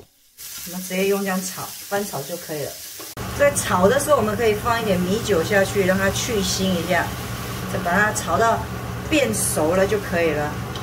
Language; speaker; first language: Chinese; native; Chinese